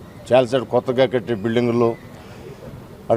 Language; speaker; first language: Telugu; native; Telugu